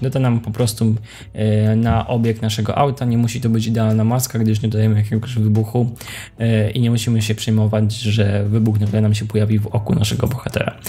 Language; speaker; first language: Polish; native; Polish